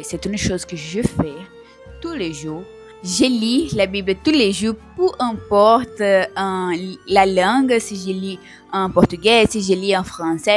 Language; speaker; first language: French; non-native, learner; Portuguese